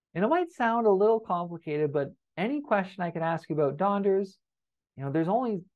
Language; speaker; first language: English; native; English